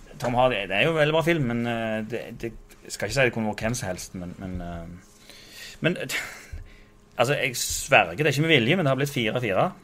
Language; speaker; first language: Norwegian; native; Norwegian